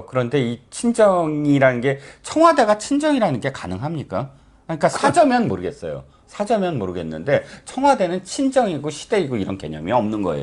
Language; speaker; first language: Korean; native; Korean